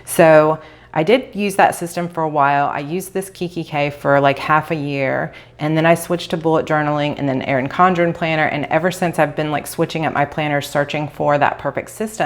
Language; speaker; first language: English; native; English